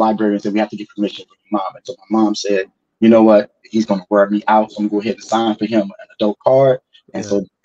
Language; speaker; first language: English; native; English